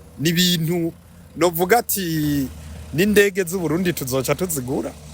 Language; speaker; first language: Rundi; early bilingual, heritage; Rundi